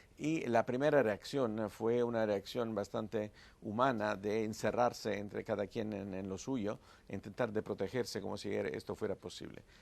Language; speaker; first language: Spanish; non-native, fluent; Italian